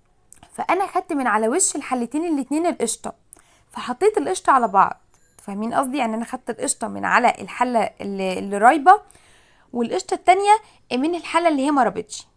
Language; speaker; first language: Arabic; native; Arabic